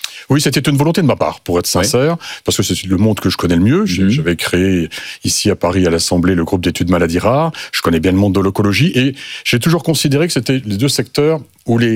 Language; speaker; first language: French; native; French